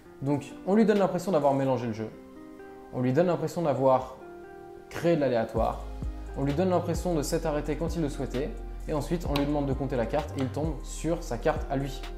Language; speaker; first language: French; native; French